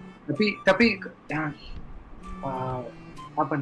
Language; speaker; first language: Indonesian; non-native, fluent; Hebrew